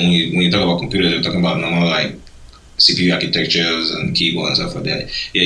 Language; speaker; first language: English; non-native, local second language; Igbo